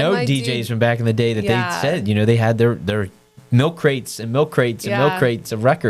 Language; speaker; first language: English; native; English